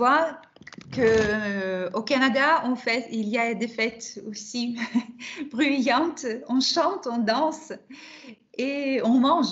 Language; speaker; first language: French; non-native, fluent; Russian